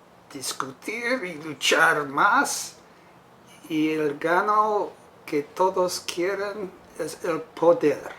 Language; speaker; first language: Spanish; non-native, fluent; English